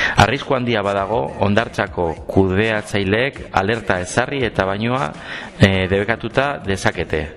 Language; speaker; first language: Basque; non-native, local second language; Spanish